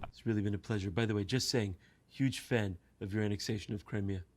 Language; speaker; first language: English; native; English